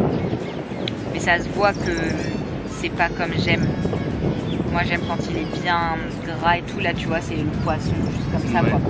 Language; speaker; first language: French; native; French